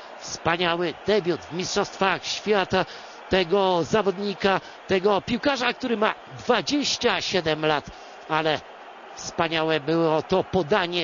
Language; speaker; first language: Polish; native; Polish